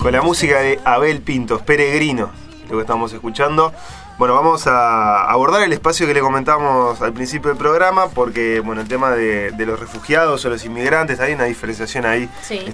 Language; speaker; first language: Spanish; native; Spanish